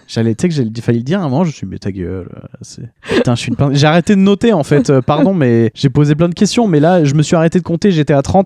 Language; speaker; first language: French; native; French